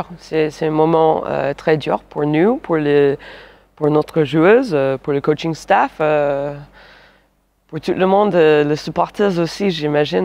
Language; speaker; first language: French; non-native, fluent; English